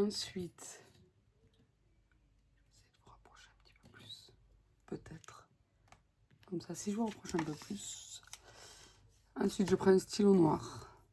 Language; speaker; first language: French; native; French